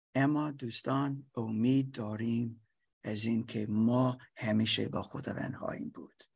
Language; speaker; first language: Persian; non-native, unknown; English